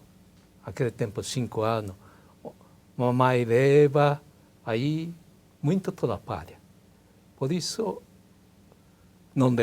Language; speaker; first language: Portuguese; non-native, learner; Japanese